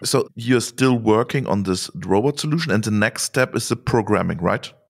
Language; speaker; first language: English; non-native, fluent; German